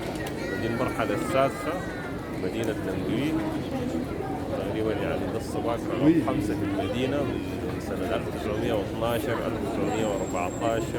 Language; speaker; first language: Arabic; native; Arabic